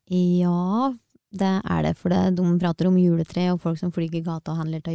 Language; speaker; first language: Norwegian; native; Norwegian